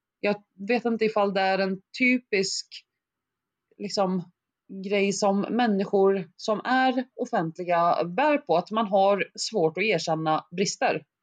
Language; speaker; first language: Swedish; early bilingual, other home language; Arabic